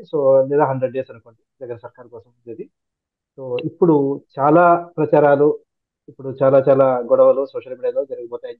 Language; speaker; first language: Telugu; native; Telugu